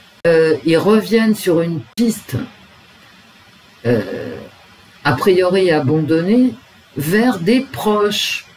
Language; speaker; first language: French; native; French